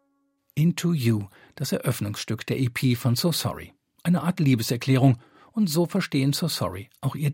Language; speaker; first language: German; native; German